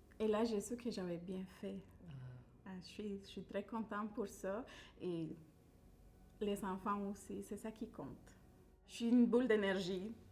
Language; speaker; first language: French; non-native, fluent; Spanish